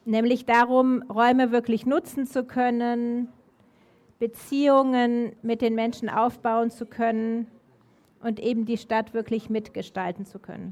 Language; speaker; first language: German; native; German